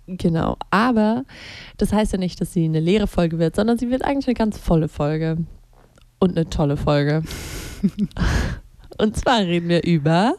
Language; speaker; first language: German; native; German